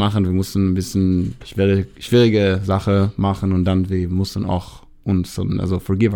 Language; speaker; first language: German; non-native, learner; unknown